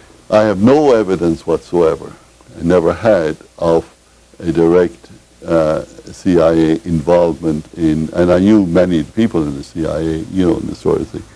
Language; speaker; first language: English; native; English